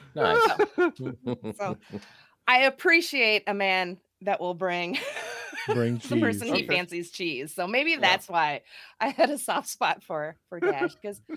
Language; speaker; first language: English; native; English